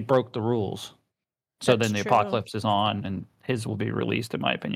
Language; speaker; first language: English; native; English